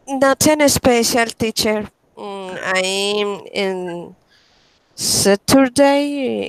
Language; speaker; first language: English; non-native, learner; Spanish